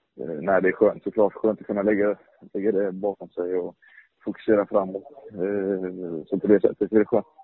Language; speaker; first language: Swedish; native; Swedish